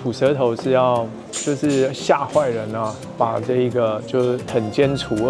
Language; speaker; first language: Chinese; native; Chinese